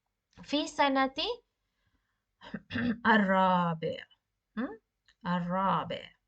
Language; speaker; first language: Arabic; non-native, fluent; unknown